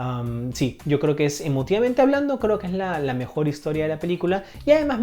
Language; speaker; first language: Spanish; native; Spanish